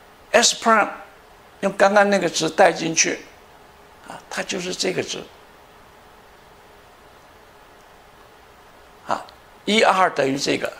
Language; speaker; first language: Chinese; native; Chinese